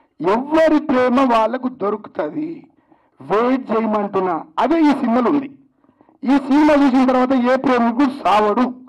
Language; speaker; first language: Telugu; native; Telugu